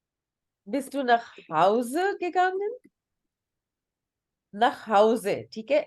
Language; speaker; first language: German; non-native, fluent; Urdu